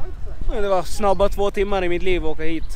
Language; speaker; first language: Swedish; native; Swedish